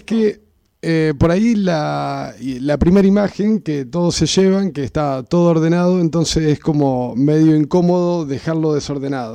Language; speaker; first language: Spanish; native; Spanish